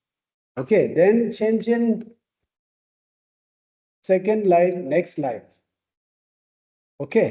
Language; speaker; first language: English; non-native, fluent; Tibetan